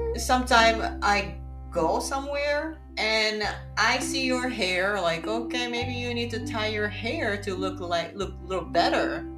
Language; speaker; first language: English; non-native, fluent; Japanese